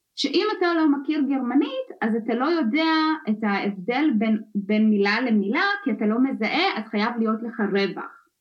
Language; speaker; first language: Hebrew; early bilingual, other home language; Russian